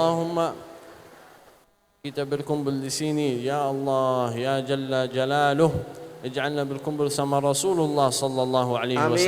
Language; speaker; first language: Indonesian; non-native, learner; Arabic